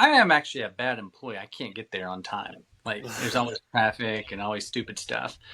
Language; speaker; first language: English; native; English